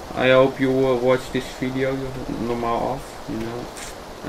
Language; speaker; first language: English; non-native, learner; Dutch